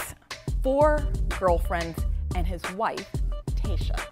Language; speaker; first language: English; native; English